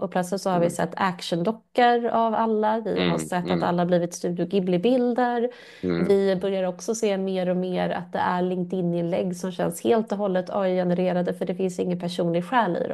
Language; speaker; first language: Swedish; native; Swedish